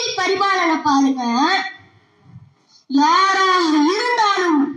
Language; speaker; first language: Tamil; native; Tamil